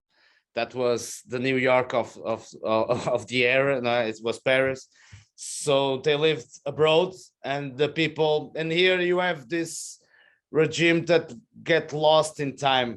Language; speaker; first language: English; non-native, fluent; Portuguese